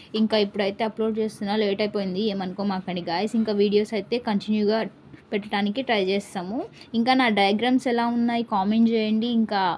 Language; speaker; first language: Telugu; native; Telugu